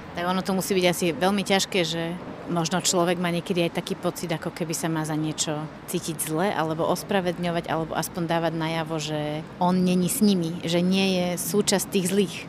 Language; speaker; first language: Slovak; native; Slovak